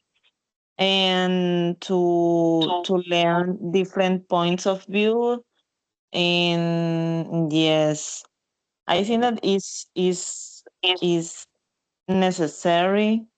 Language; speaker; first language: English; non-native, learner; Spanish